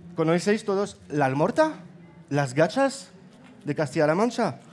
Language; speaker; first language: Spanish; non-native, fluent; French